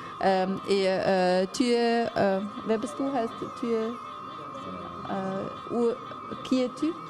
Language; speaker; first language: French; non-native, learner; German